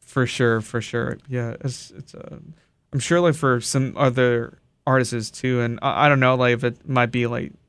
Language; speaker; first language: English; early bilingual, other home language; Japanese